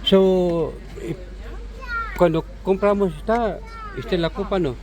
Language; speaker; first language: Spanish; non-native, learner; Filipino